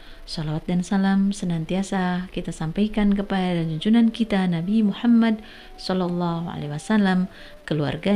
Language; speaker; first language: Indonesian; native; Indonesian